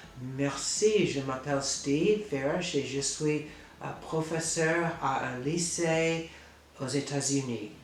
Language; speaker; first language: French; non-native, fluent; English